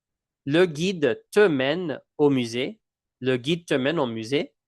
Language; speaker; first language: French; non-native, local second language; English